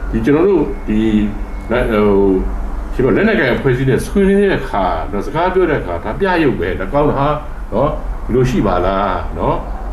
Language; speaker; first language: Burmese; non-native, local second language; Shan